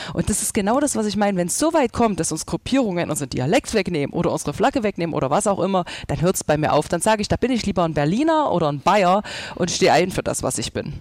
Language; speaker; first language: German; native; German